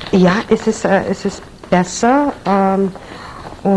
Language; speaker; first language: German; non-native, learner; English